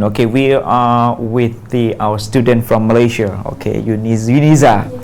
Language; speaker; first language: English; non-native, fluent; Pattani Malay